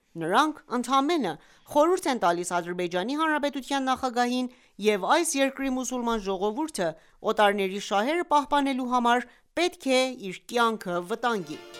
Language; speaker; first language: Armenian; early bilingual, heritage; Armenian